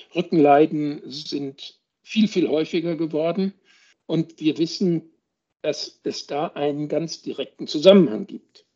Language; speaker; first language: German; native; German